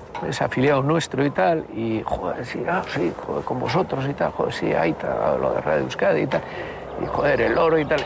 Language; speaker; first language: Spanish; native; Spanish